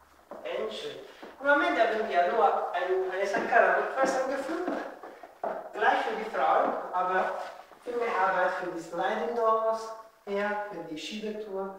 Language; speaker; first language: German; non-native, fluent; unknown